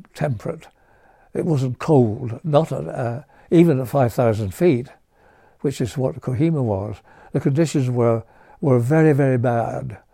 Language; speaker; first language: English; native; English